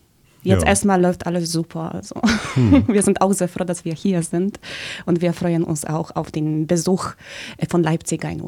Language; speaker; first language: German; early bilingual, other home language; Polish